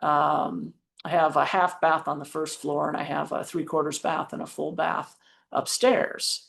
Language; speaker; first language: English; native; English